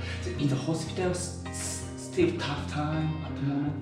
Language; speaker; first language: English; non-native, learner; Japanese